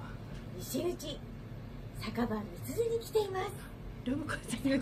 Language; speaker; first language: Japanese; native; Japanese